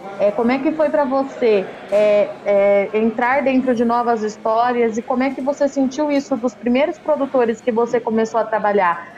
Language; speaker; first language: Portuguese; native; Portuguese